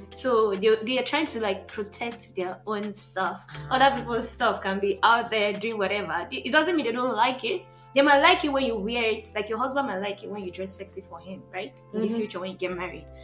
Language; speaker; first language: English; non-native, local second language; Yoruba